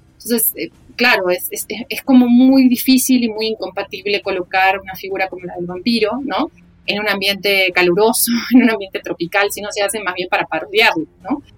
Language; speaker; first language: Spanish; native; Spanish